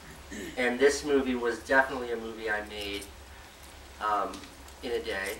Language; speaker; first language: English; native; English